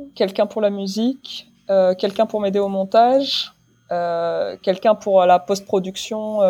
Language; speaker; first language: French; non-native, local second language; Arabic